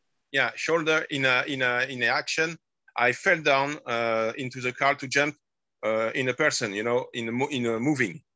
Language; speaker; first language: English; non-native, learner; French